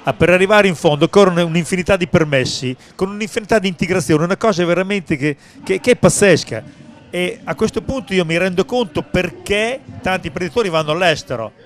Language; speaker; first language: Italian; native; Italian